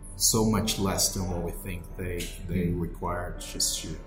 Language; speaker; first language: English; non-native, fluent; Portuguese